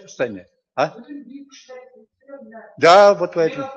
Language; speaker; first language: Russian; non-native, local second language; Bashkir